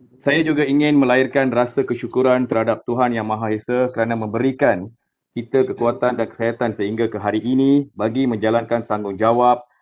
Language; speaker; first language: Malay; non-native, local second language; Tamil